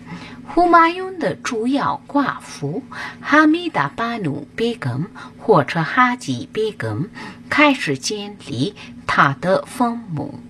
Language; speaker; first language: Chinese; non-native, fluent; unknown